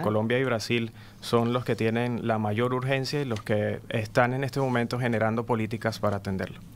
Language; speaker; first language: Spanish; native; Spanish